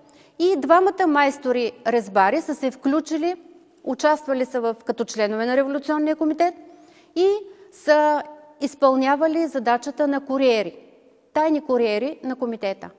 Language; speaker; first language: Bulgarian; native; Bulgarian